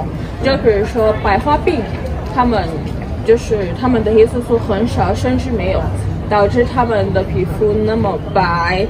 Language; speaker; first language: Chinese; non-native, fluent; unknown